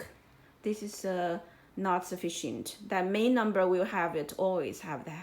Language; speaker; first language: English; non-native, fluent; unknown